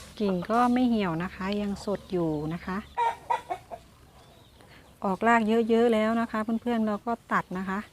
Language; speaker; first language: Thai; native; Thai